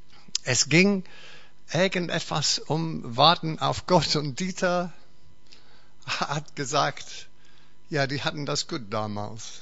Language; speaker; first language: German; non-native, fluent; English